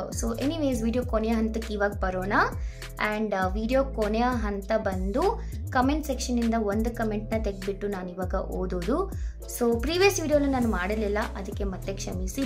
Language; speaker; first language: Kannada; non-native, local second language; Telugu